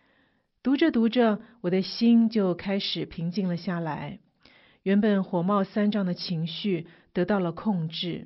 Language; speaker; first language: Chinese; native; Chinese